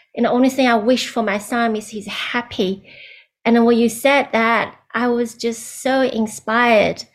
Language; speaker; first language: English; non-native, learner; Chinese